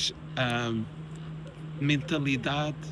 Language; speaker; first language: Portuguese; early bilingual, heritage; English